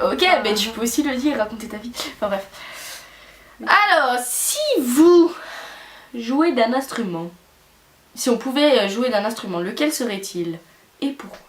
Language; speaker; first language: French; native; French